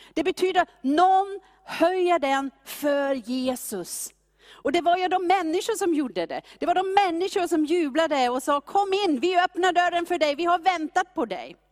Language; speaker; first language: Swedish; non-native, fluent; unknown